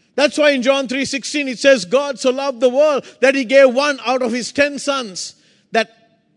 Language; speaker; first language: English; non-native, local second language; Sinhala